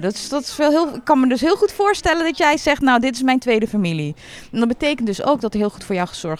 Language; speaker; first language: Dutch; native; Dutch